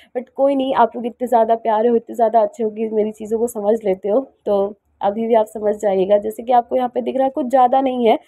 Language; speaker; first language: Hindi; native; Hindi